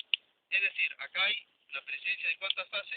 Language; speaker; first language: Spanish; native; Spanish